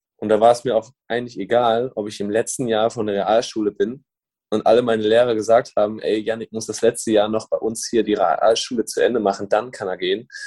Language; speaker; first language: German; native; German